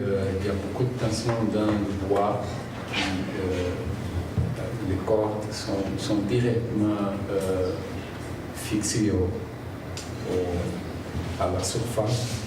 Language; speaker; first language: French; non-native, fluent; Portuguese